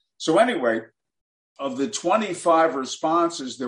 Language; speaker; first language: English; native; English